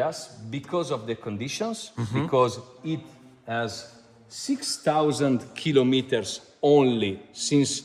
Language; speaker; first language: English; non-native, fluent; Italian